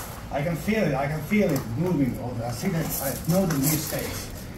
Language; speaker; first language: English; non-native, fluent; Finnish